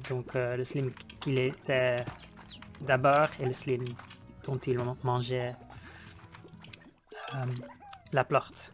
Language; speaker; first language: French; non-native, learner; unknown